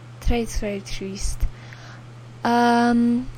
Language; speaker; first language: French; non-native, learner; English